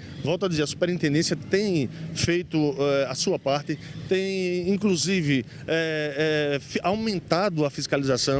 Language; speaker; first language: Portuguese; native; Portuguese